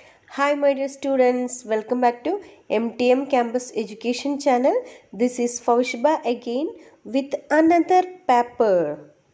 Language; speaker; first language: English; non-native, local second language; Malayalam